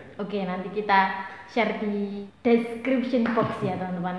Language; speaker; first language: Indonesian; non-native, local second language; Javanese